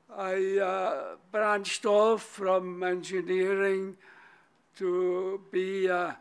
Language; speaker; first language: English; non-native, fluent; German